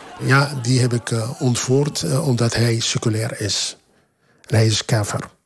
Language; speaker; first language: Dutch; non-native, fluent; Arabic